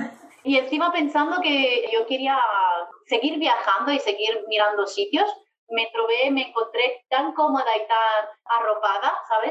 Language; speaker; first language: Spanish; non-native, fluent; Italian